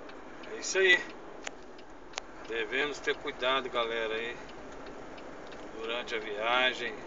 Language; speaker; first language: Portuguese; native; Portuguese